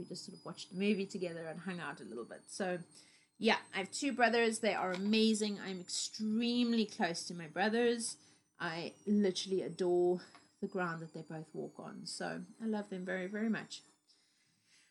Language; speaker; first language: English; native; English